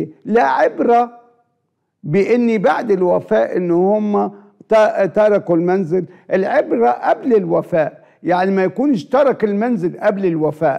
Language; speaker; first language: Arabic; native; Arabic